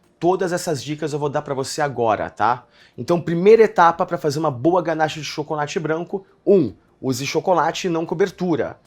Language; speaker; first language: Portuguese; native; Portuguese